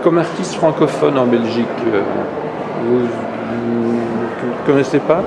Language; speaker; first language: French; native; French